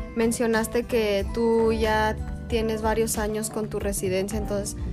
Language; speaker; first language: Spanish; early bilingual, heritage; Spanish